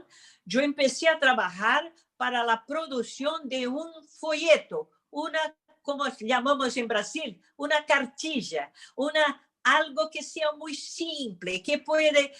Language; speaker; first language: Spanish; non-native, fluent; Portuguese